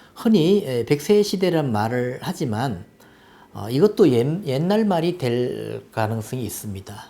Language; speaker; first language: Korean; native; Korean